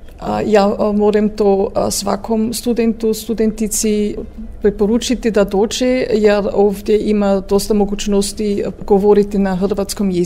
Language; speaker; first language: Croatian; early bilingual, heritage; Croatian